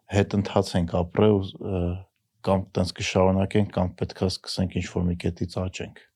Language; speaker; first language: Armenian; native; Armenian